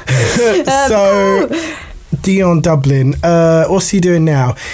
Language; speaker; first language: English; native; English